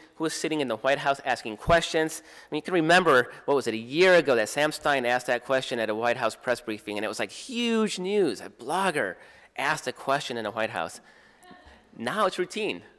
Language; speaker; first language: English; native; English